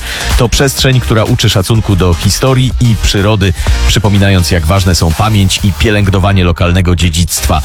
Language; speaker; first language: Polish; native; Polish